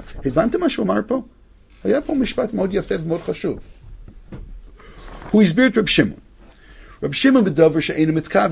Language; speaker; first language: Hebrew; non-native, fluent; English